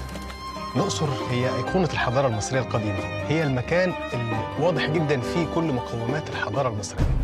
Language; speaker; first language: Arabic; native; Arabic